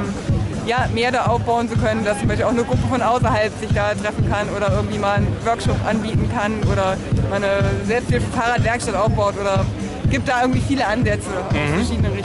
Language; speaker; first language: German; native; German